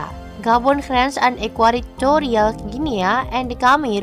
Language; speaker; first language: Dutch; non-native, fluent; Indonesian